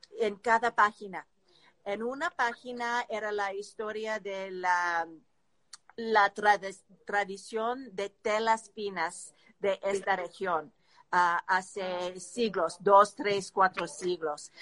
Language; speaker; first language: Spanish; non-native, learner; English